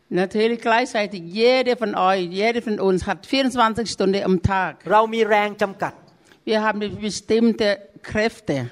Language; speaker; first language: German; non-native, learner; Thai